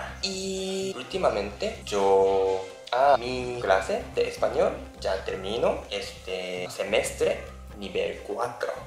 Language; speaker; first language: Spanish; non-native, learner; Japanese